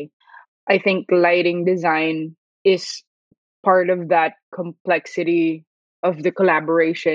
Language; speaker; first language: English; non-native, local second language; Filipino